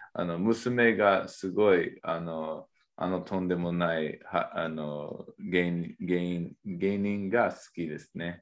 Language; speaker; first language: Japanese; non-native, fluent; English